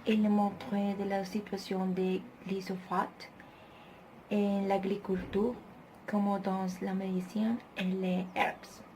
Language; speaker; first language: French; non-native, learner; Spanish